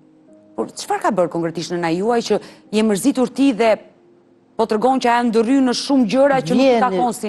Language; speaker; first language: Albanian; native; Albanian